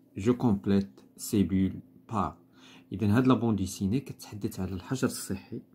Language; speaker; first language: French; non-native, local second language; Arabic